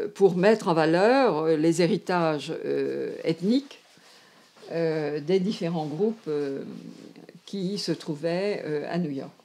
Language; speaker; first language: French; native; French